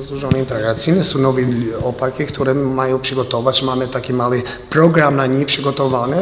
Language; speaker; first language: Polish; non-native, fluent; Albanian